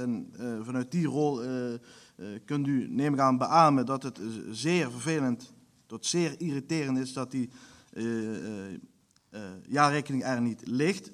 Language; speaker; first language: Dutch; native; Dutch